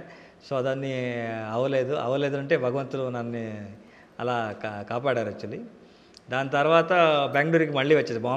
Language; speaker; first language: Telugu; non-native, local second language; Kannada